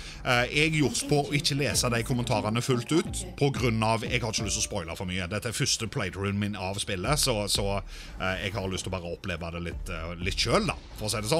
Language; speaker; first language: Norwegian; native; Norwegian